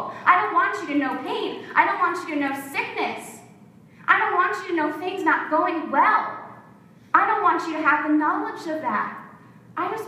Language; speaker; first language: English; native; English